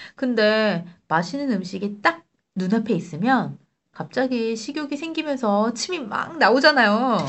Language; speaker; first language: Korean; native; Korean